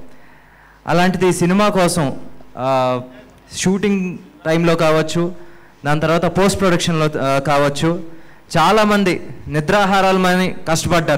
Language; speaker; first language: Telugu; native; Telugu